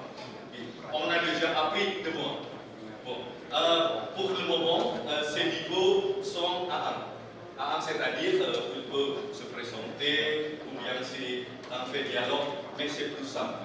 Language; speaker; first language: French; non-native, learner; Indonesian